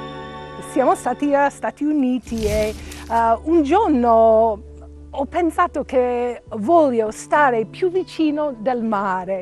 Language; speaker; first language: Italian; non-native, learner; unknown